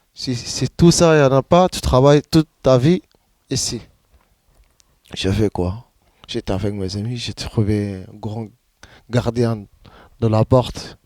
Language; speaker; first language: French; non-native, learner; Arabic